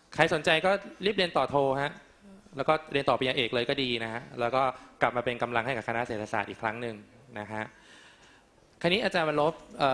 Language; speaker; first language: Thai; native; Thai